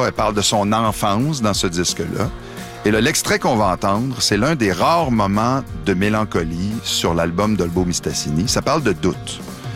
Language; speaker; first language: French; native; French